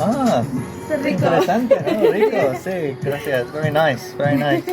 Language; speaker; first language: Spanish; non-native, learner; English